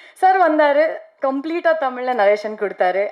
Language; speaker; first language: Tamil; non-native, learner; Kannada